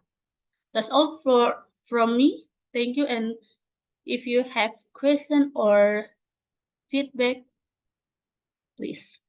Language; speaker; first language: English; non-native, fluent; Indonesian